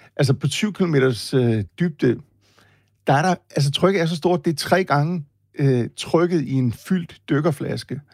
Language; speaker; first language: Danish; native; Danish